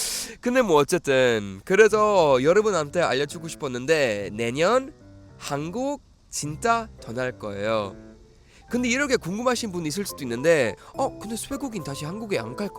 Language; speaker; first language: Korean; non-native, fluent; Swedish